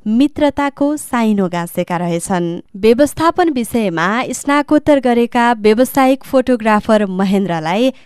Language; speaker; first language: Nepali; native; Nepali